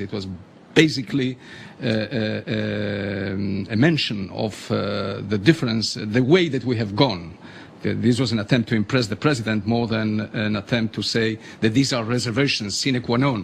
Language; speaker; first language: English; non-native, fluent; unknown